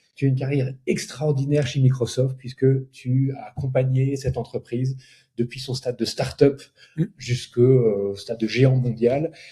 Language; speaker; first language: French; native; French